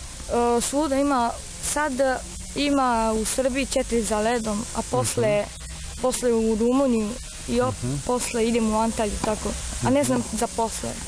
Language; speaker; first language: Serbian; non-native, learner; Japanese